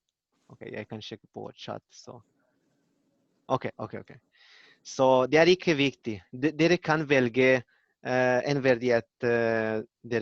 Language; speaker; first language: Norwegian; non-native, learner; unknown